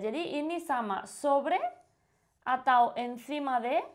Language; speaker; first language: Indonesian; non-native, fluent; Spanish